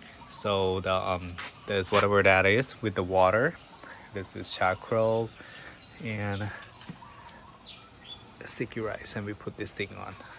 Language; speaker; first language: English; non-native, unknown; Thai